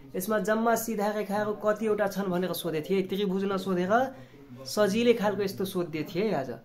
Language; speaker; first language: Nepali; non-native, local second language; Maithili